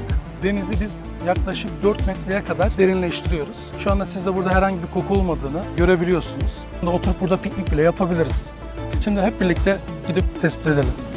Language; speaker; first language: Turkish; native; Turkish